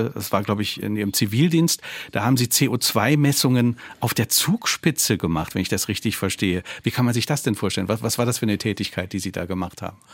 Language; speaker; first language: German; native; German